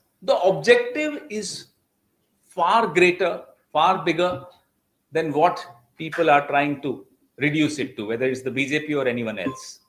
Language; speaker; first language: English; non-native, local second language; Hindi